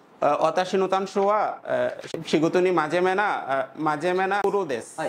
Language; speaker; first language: Japanese; non-native, learner; Bangla